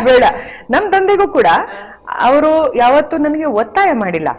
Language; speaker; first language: Kannada; non-native, local second language; Hindi